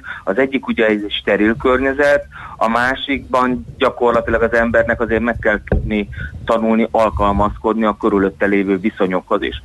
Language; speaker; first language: Hungarian; native; Hungarian